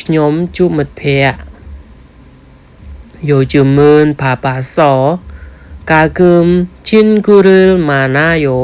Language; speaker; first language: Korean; non-native, fluent; Khmer